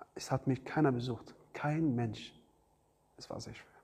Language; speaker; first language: German; non-native, learner; Arabic